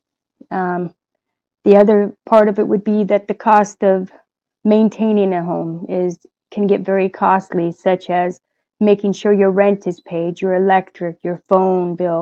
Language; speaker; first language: English; native; English